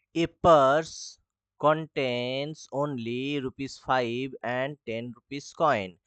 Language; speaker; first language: English; non-native, local second language; Bangla